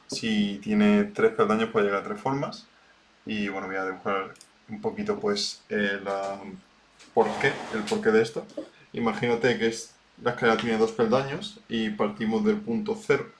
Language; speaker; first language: Spanish; native; Spanish